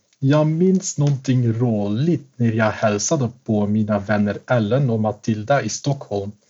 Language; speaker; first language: Swedish; non-native, fluent; Dutch